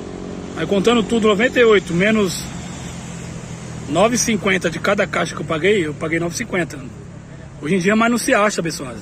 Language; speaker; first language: Portuguese; native; Portuguese